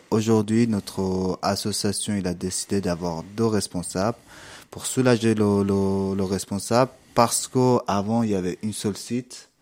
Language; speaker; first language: French; non-native, fluent; Persian